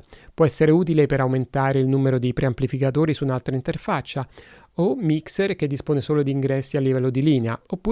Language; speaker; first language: Italian; native; Italian